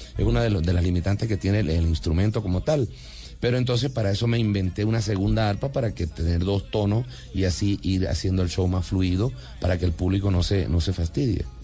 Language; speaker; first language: Spanish; native; Spanish